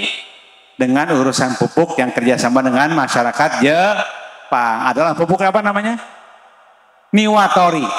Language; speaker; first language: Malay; non-native, local second language; Sundanese